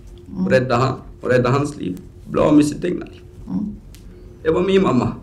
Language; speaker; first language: Swedish; early bilingual, other home language; Romany